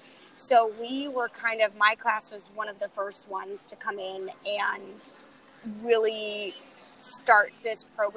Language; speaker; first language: English; native; English